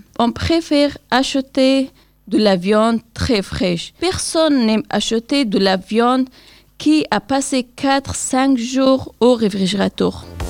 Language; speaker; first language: French; non-native, learner; Persian